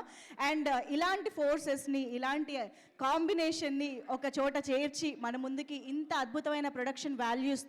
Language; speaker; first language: Telugu; native; Telugu